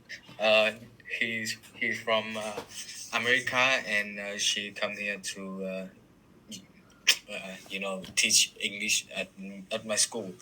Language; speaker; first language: English; non-native, learner; Vietnamese